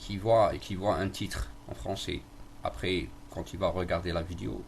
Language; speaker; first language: French; non-native, local second language; Arabic